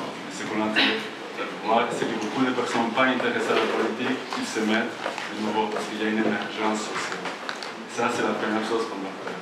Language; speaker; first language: French; non-native, fluent; Spanish